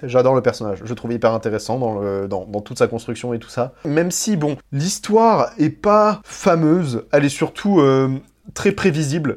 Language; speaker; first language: French; native; French